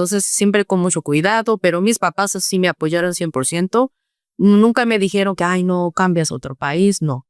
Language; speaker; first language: Spanish; non-native, fluent; Korean